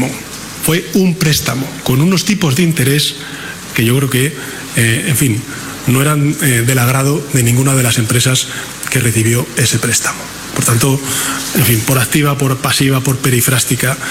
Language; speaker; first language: Spanish; native; Spanish